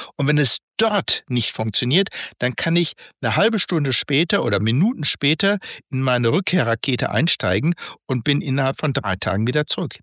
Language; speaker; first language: German; native; German